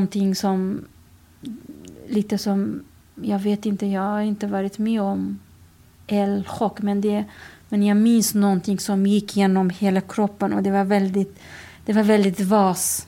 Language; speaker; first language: Swedish; non-native, fluent; Kurdish